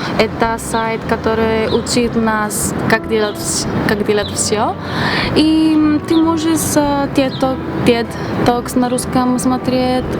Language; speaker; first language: Russian; non-native, fluent; Greek